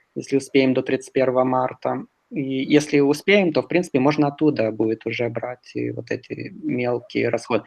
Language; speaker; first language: Russian; non-native, local second language; Romanian